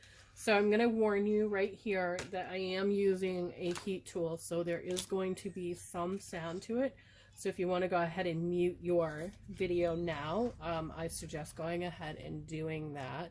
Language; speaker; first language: English; native; English